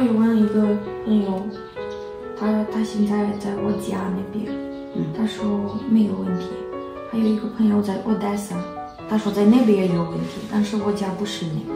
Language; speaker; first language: Chinese; non-native, learner; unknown